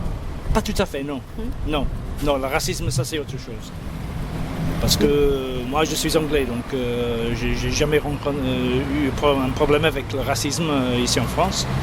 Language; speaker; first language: French; non-native, fluent; English